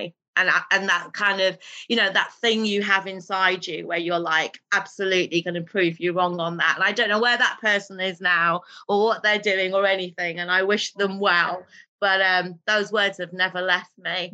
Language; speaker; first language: English; non-native, local second language; Urdu